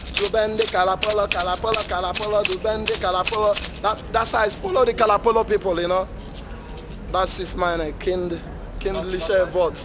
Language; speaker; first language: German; non-native, learner; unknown